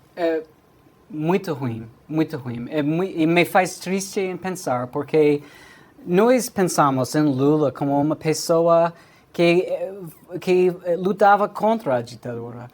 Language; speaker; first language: Portuguese; non-native, fluent; English